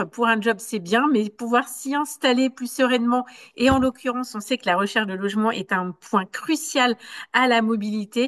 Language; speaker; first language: French; native; French